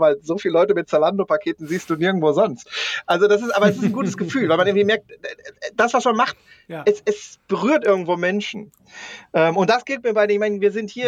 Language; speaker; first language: German; native; German